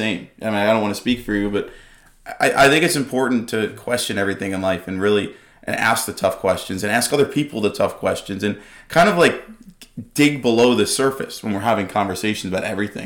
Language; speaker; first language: English; native; English